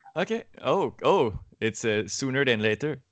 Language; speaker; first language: English; non-native, learner; French